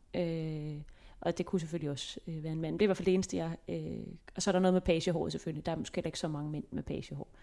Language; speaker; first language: Danish; native; Danish